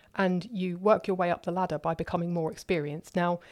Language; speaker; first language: English; native; English